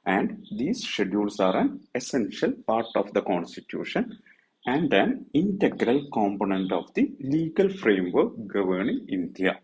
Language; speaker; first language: English; non-native, local second language; Malayalam